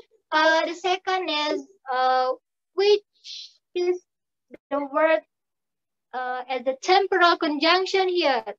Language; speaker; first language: English; non-native, learner; Indonesian